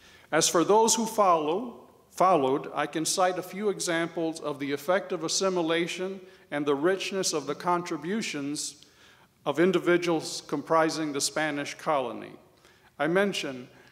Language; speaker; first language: English; early bilingual, other home language; Spanish